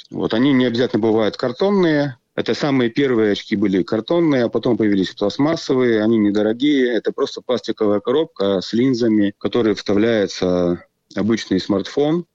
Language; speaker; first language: Russian; native; Russian